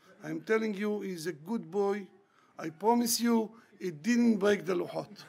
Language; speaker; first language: English; non-native, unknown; Hebrew